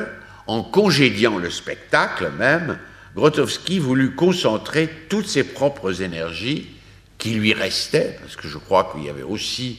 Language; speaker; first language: French; native; French